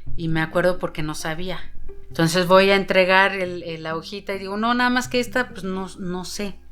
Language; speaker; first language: Spanish; non-native, fluent; Danish